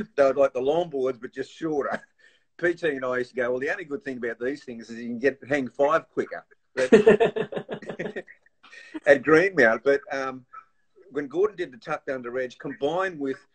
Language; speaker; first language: English; native; English